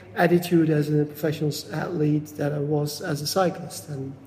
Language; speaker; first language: English; non-native, fluent; Dutch